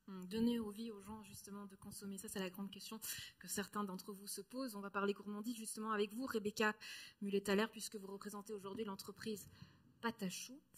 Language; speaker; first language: French; native; French